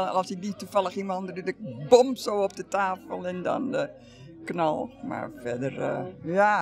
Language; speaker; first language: Dutch; native; Dutch